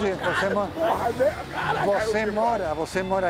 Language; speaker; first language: Portuguese; non-native, fluent; Spanish